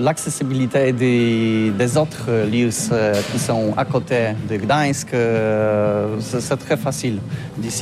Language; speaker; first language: French; non-native, learner; Polish